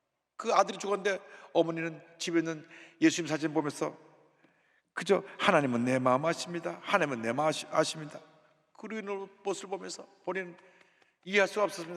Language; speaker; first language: Korean; native; Korean